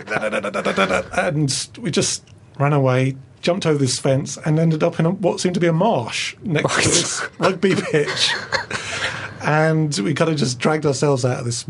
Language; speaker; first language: English; native; English